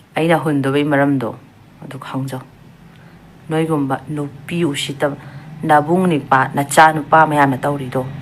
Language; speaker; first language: Manipuri; non-native, local second language; Thado Chin